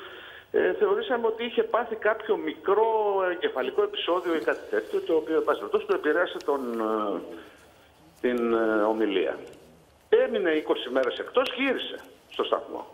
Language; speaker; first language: Greek; native; Greek